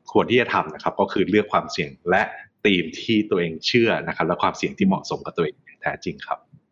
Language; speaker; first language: Thai; native; Thai